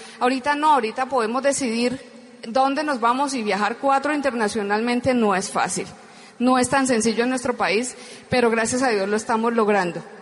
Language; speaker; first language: Spanish; native; Spanish